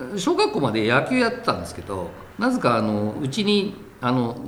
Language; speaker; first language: Japanese; native; Japanese